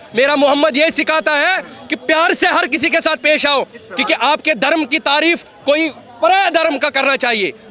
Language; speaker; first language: Hindi; native; Hindi